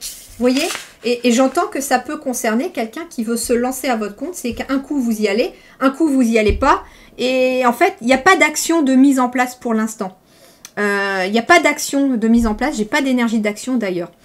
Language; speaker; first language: French; native; French